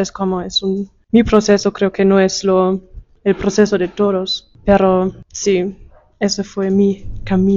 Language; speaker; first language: Spanish; non-native, fluent; German